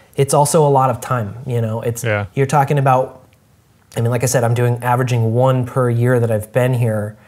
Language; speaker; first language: English; native; English